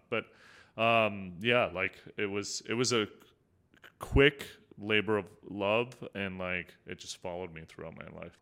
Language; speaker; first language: English; early bilingual, other home language; Hindi